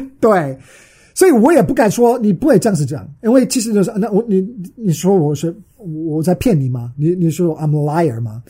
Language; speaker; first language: Chinese; early bilingual, heritage; Chinese